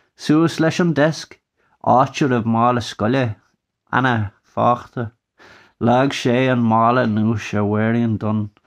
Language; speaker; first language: Irish; non-native, local second language; English